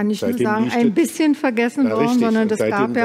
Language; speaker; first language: German; native; German